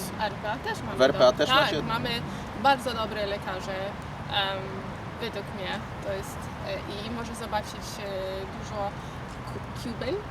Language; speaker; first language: Polish; non-native, learner; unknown